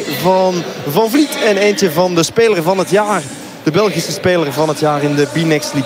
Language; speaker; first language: Dutch; native; Dutch